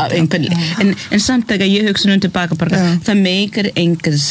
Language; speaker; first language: Icelandic; early bilingual, other home language; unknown